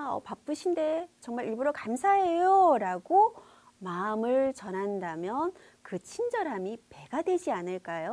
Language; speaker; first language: Korean; native; Korean